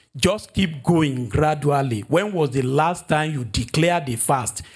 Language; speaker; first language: English; non-native, local second language; Yoruba